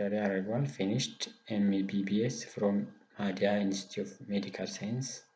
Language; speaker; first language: English; non-native, local second language; Amharic